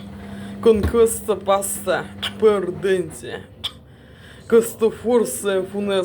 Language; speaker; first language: Italian; non-native, learner; Russian